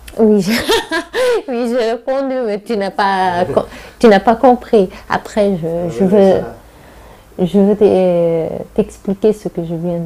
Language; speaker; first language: French; non-native, local second language; Arabic